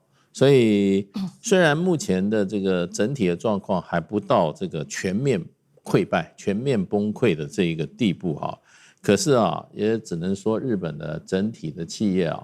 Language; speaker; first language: Chinese; native; Chinese